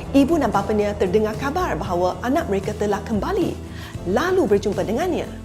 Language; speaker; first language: Malay; non-native, local second language; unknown